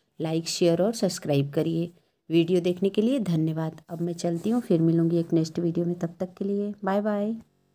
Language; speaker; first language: Hindi; native; Hindi